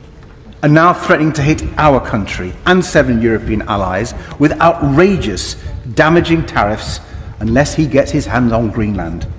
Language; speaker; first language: English; native; English